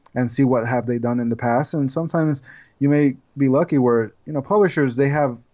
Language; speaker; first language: English; non-native, fluent; Spanish